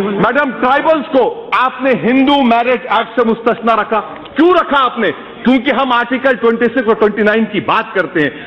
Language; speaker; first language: Urdu; native; Urdu